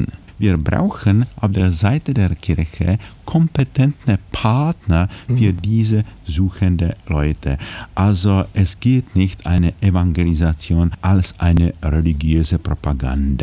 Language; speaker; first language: German; non-native, fluent; Czech